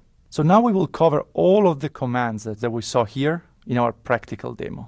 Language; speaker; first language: English; non-native, fluent; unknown